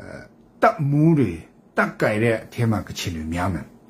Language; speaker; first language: Burmese; non-native, local second language; Kachin